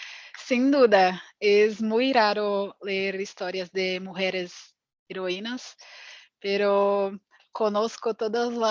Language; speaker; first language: Spanish; non-native, fluent; Portuguese